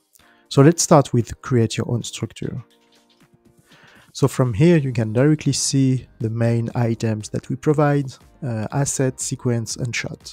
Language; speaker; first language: English; non-native, fluent; French